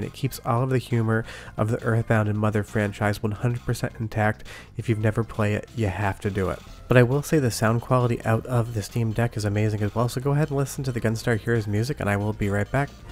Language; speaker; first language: English; native; English